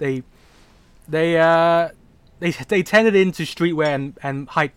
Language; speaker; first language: English; non-native, local second language; Cantonese